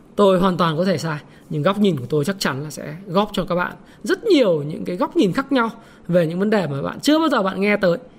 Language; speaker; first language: Vietnamese; native; Vietnamese